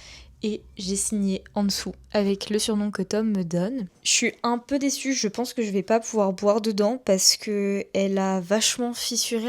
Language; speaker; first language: French; native; French